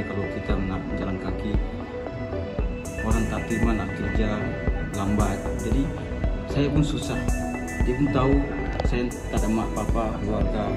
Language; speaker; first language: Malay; non-native, fluent; Rohingya